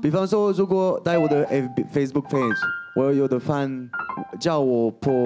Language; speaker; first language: Chinese; non-native, learner; French